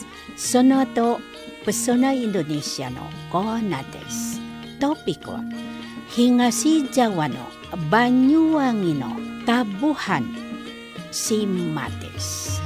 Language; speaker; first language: Japanese; non-native, fluent; Indonesian